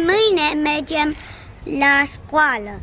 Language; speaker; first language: Romanian; early bilingual, heritage; Romanian